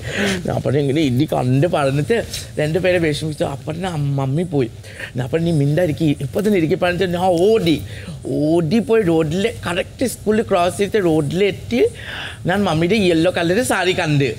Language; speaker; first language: Malayalam; non-native, fluent; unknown